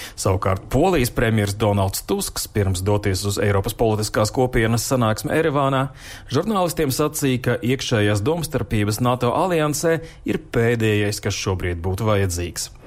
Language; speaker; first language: Latvian; native; Latvian